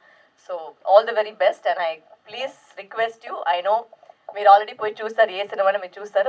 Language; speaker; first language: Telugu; non-native, local second language; Tamil